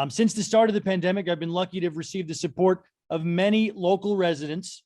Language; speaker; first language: English; native; English